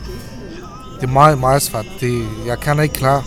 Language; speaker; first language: Danish; non-native, learner; Kurdish